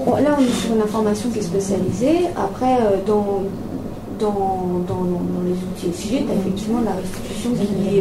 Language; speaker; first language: French; native; French